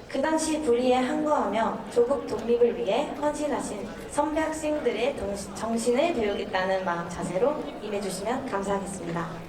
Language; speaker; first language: Korean; native; Korean